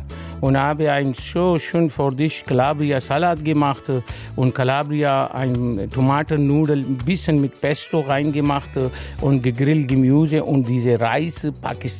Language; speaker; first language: German; non-native, learner; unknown